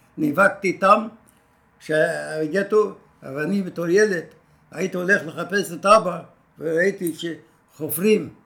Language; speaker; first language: Hebrew; non-native, fluent; Romanian